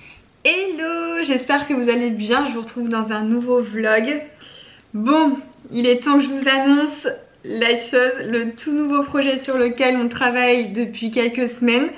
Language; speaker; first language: French; native; French